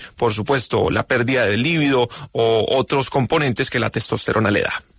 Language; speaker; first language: Spanish; native; Spanish